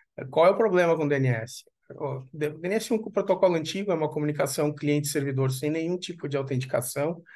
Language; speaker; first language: Portuguese; native; Portuguese